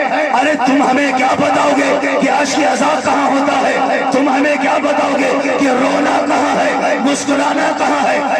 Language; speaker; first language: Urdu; non-native, local second language; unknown